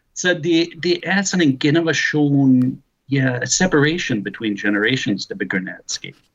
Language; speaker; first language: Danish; early bilingual, heritage; Danish